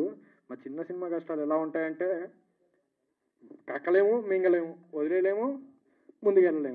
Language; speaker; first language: Telugu; native; Telugu